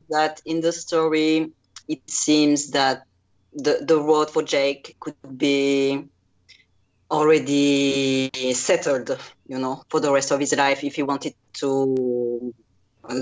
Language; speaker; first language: English; non-native, fluent; French